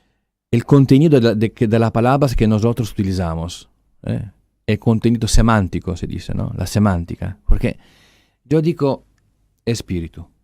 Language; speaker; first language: Spanish; non-native, fluent; Italian